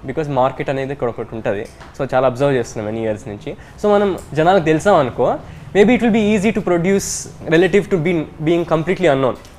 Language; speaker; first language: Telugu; early bilingual, heritage; Telugu